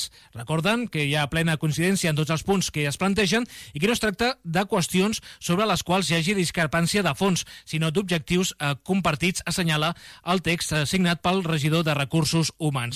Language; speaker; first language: Catalan; native; Catalan